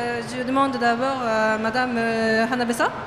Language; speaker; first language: French; non-native, fluent; Japanese